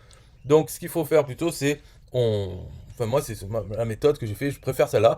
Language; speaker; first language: French; native; French